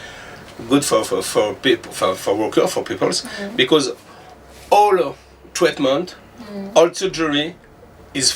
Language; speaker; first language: English; non-native, learner; French